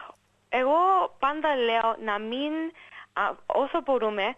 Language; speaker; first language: Greek; early bilingual, heritage; English